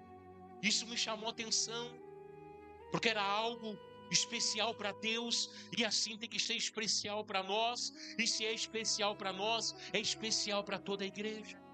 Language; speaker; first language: Portuguese; native; Portuguese